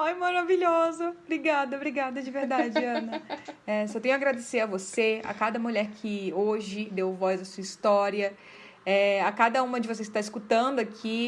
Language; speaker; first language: Portuguese; native; Portuguese